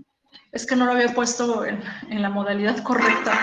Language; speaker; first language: Spanish; native; Spanish